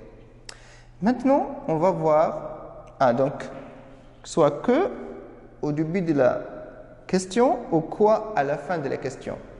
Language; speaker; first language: French; non-native, fluent; Arabic